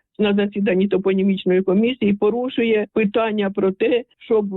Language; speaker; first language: Ukrainian; native; Ukrainian